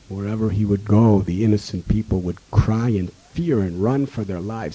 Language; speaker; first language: English; native; English